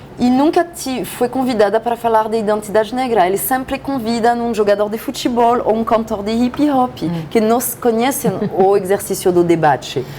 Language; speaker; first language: Portuguese; non-native, fluent; French